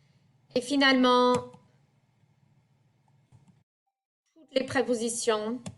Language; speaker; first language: French; non-native, fluent; English